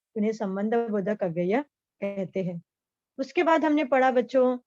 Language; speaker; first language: Hindi; non-native, local second language; Marathi